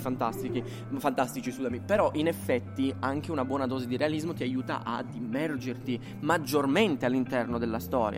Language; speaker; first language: Italian; native; Italian